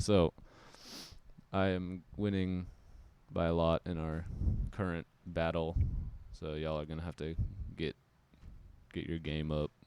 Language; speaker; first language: English; native; English